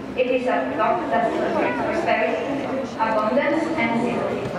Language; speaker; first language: English; non-native, learner; Italian